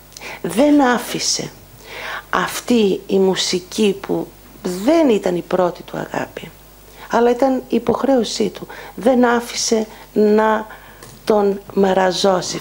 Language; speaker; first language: Greek; native; Greek